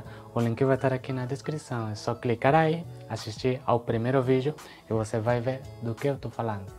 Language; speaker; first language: Portuguese; non-native, fluent; Spanish